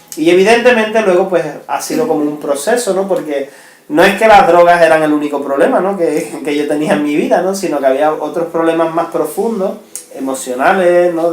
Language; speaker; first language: Spanish; native; Spanish